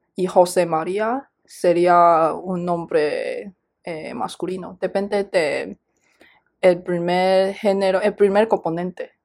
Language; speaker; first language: Spanish; non-native, fluent; Chinese